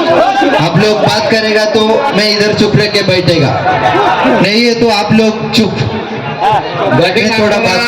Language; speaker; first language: Hindi; non-native, local second language; Malayalam